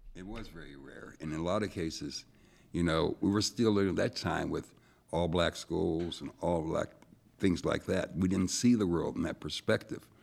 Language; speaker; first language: English; native; English